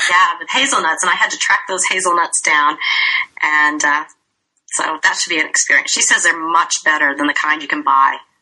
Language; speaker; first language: English; native; English